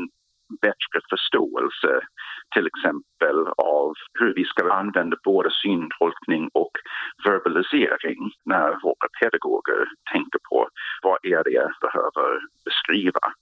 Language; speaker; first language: Swedish; non-native, fluent; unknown